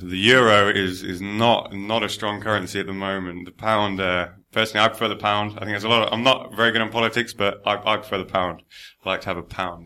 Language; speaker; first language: English; native; English